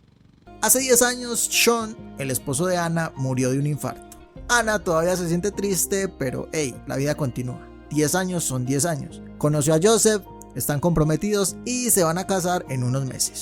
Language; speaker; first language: Spanish; native; Spanish